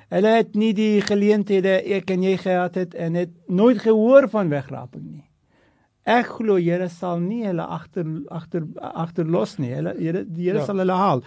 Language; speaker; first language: Afrikaans; non-native, fluent; Turkish